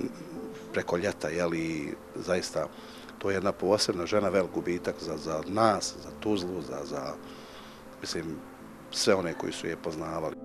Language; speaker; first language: Bosnian; native; Bosnian